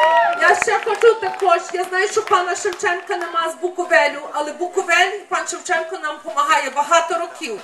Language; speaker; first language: Ukrainian; early bilingual, heritage; Ukrainian